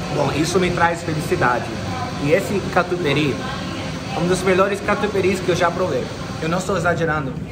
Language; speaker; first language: Portuguese; non-native, fluent; English